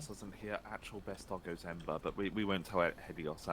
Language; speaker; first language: English; native; English